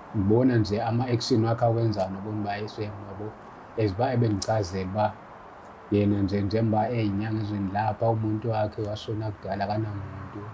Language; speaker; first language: Zulu; non-native, local second language; Xhosa